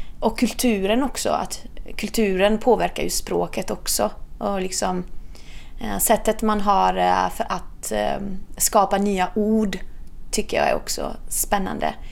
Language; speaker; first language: Swedish; non-native, fluent; Italian